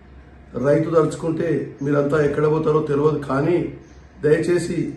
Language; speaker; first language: Telugu; native; Telugu